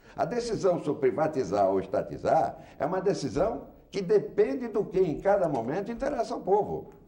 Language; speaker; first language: Portuguese; native; Portuguese